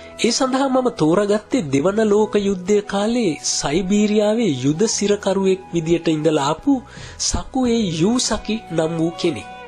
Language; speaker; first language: Sinhala; native; Sinhala